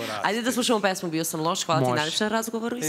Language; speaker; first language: Serbian; native; Serbian